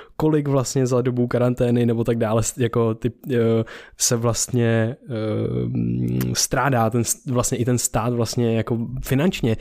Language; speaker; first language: Czech; native; Czech